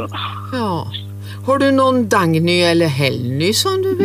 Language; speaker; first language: Swedish; native; Swedish